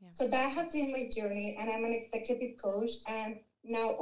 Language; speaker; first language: English; non-native, fluent; Spanish